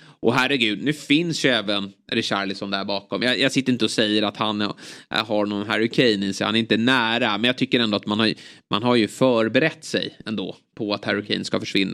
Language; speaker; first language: Swedish; native; Swedish